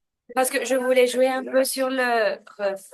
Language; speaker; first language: French; non-native, learner; Spanish